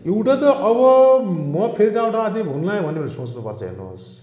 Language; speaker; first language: Nepali; native; Nepali